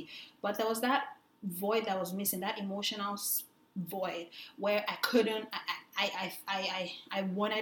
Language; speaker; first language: English; non-native, local second language; Yoruba